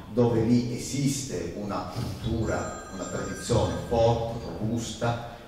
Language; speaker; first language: Italian; native; Italian